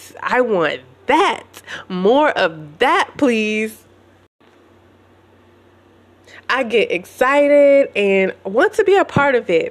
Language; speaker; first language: English; native; English